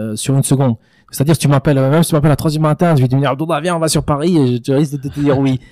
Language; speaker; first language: French; native; French